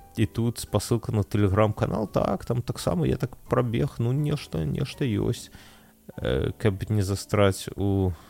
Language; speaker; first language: Belarusian; non-native, local second language; Russian